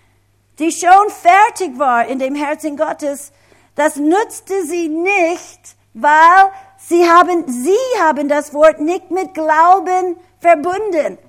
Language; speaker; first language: German; non-native, fluent; English